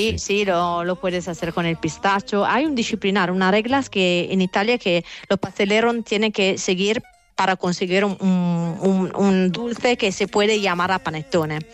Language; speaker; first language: Spanish; non-native, fluent; Italian